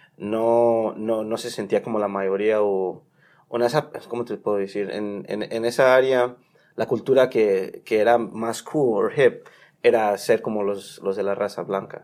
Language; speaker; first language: Spanish; early bilingual, heritage; Spanish